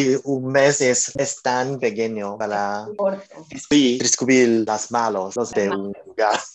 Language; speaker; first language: Spanish; non-native, learner; Chinese